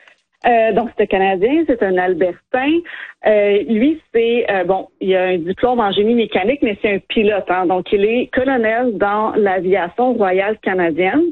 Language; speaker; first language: French; native; French